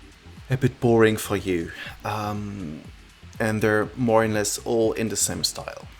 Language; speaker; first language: English; non-native, fluent; French